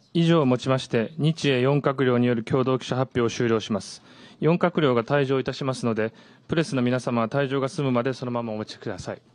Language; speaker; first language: Japanese; native; Japanese